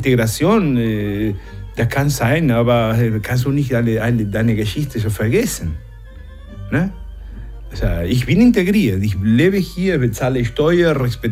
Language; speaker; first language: German; non-native, fluent; Spanish